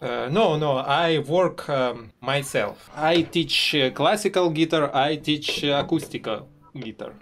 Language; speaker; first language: English; non-native, learner; Russian